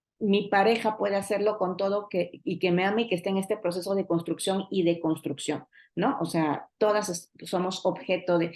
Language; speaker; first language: Spanish; native; Spanish